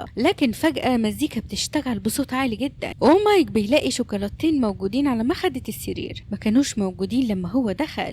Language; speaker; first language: Arabic; native; Arabic